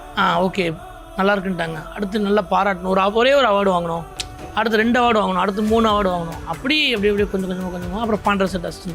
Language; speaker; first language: Tamil; native; Tamil